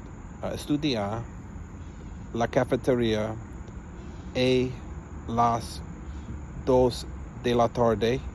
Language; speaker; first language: Spanish; non-native, learner; English